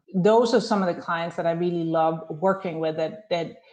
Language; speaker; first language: English; non-native, fluent; Danish